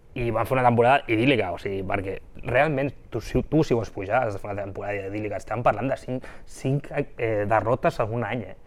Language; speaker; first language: Catalan; non-native, local second language; Spanish